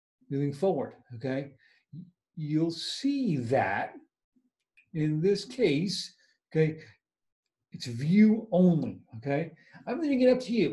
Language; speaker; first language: English; native; English